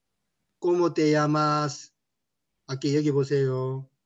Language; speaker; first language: Spanish; non-native, learner; Korean